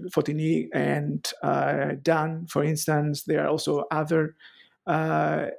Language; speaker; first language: English; non-native, fluent; Greek